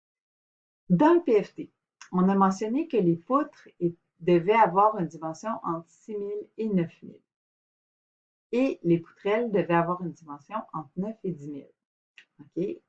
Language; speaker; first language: French; native; French